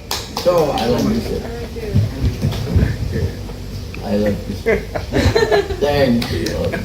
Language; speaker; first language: English; non-native, learner; Indonesian